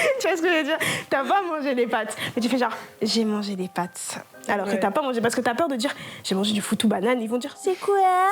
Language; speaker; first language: French; non-native, local second language; Lingala